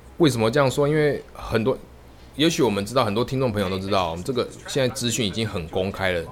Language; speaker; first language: Chinese; native; Chinese